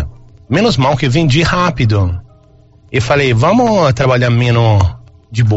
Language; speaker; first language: Portuguese; non-native, fluent; Italian